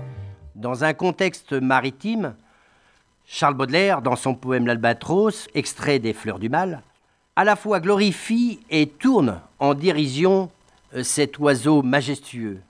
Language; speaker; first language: French; native; French